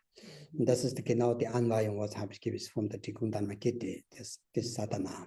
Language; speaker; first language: German; non-native, learner; Tibetan